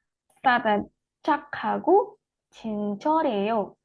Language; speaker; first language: Korean; non-native, fluent; Indonesian